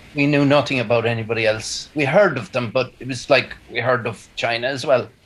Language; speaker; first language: English; native; English